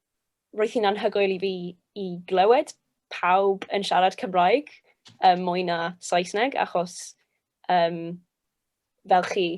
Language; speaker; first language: Welsh; non-native, local second language; English